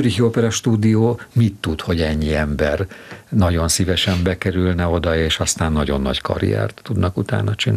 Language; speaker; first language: Hungarian; native; Hungarian